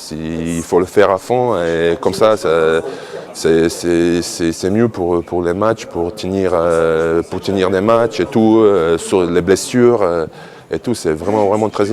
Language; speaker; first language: French; non-native, fluent; Bosnian